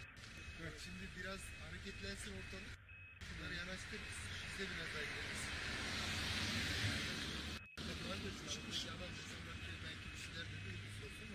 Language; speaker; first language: Turkish; native; Turkish